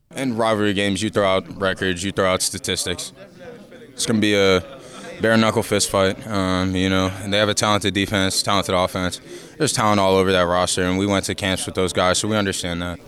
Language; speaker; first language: English; native; English